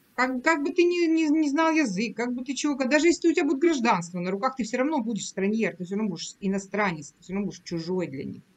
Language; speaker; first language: Russian; non-native, local second language; Romanian